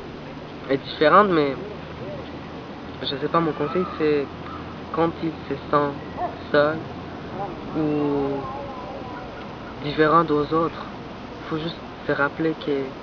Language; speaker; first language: French; non-native, learner; Spanish